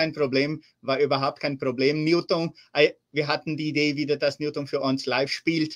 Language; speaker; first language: German; early bilingual, heritage; German